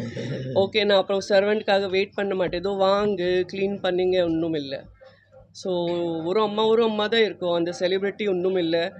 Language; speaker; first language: Tamil; non-native, learner; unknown